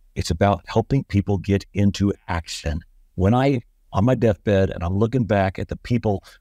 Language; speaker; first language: English; native; English